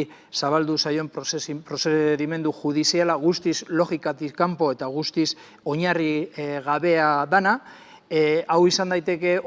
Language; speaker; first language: Basque; native; Basque